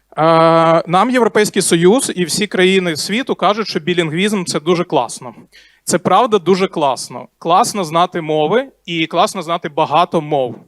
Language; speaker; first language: Ukrainian; non-native, local second language; Russian